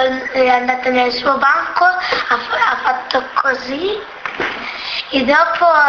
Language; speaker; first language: Italian; non-native, local second language; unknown